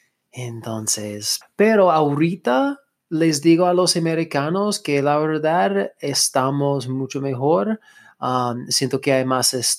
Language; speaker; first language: Spanish; non-native, fluent; English